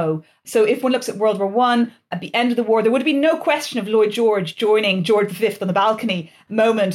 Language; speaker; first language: English; native; English